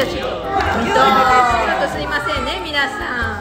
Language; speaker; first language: Japanese; native; Japanese